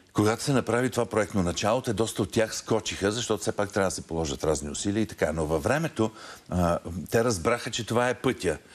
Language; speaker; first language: Bulgarian; native; Bulgarian